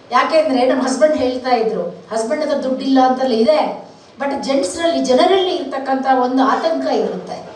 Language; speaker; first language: Kannada; non-native, local second language; Telugu